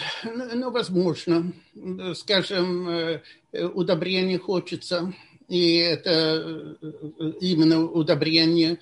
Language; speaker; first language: Russian; non-native, fluent; Swedish